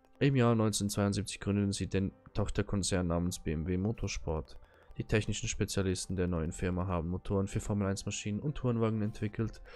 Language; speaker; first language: German; native; German